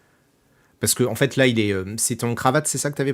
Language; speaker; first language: French; native; French